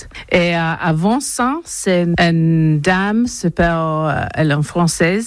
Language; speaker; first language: French; non-native, learner; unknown